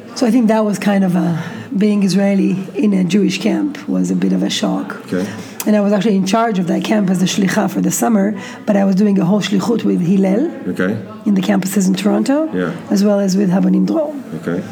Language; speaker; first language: English; non-native, fluent; Hebrew